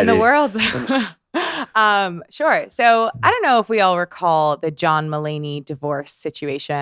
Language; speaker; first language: English; native; English